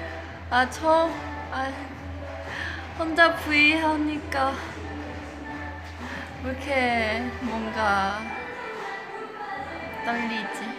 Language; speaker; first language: Korean; non-native, fluent; Chinese